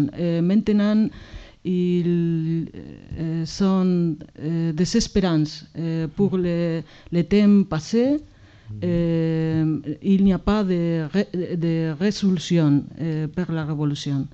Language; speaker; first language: French; non-native, learner; Spanish